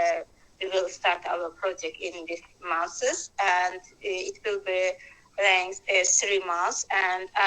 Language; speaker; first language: English; non-native, learner; Azerbaijani